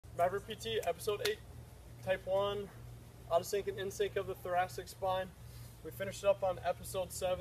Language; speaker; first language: English; native; English